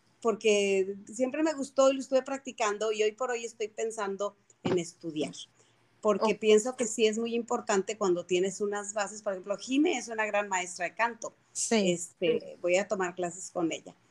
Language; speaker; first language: Spanish; native; Spanish